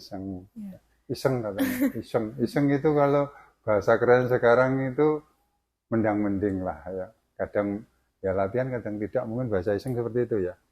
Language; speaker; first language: Indonesian; native; Indonesian